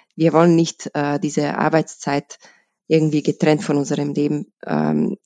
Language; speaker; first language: German; non-native, fluent; Bosnian